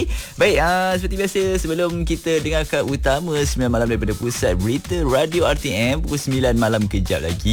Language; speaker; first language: Malay; native; Malay